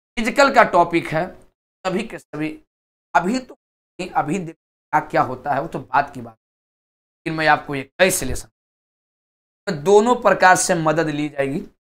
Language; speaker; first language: Hindi; native; Hindi